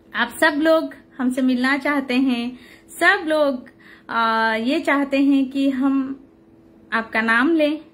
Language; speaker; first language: Hindi; non-native, local second language; Odia